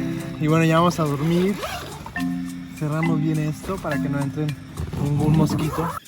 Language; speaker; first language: Spanish; native; Spanish